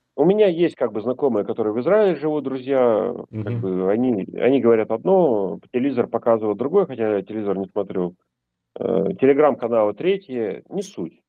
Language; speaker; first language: Russian; native; Russian